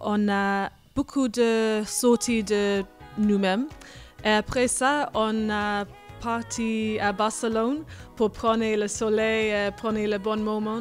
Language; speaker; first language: French; non-native, learner; English